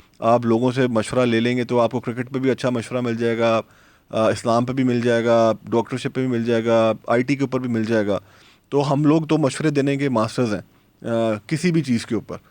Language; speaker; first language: Urdu; native; Urdu